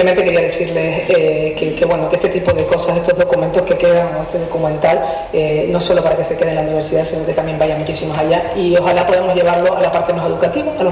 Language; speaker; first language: Spanish; native; Spanish